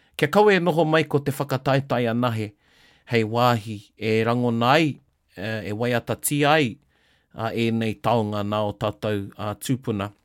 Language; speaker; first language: Māori; non-native, local second language; English